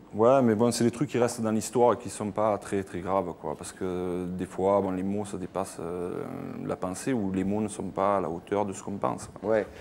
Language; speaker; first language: French; native; French